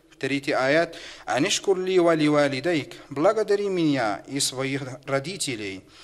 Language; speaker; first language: Russian; non-native, fluent; Arabic